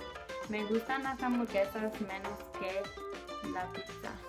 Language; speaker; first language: Spanish; non-native, learner; English